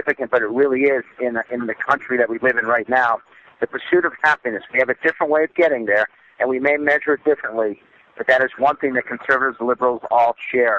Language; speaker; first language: English; native; English